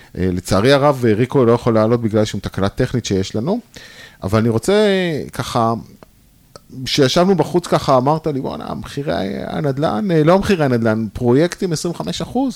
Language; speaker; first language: Hebrew; native; Hebrew